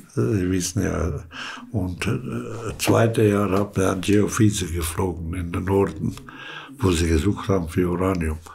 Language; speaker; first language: German; early bilingual, other home language; Slovenian